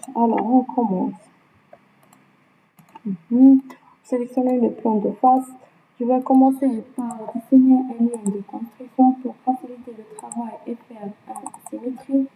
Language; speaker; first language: French; non-native, local second language; Arabic